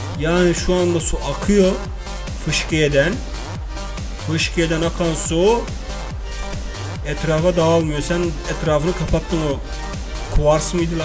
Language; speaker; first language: Turkish; native; Turkish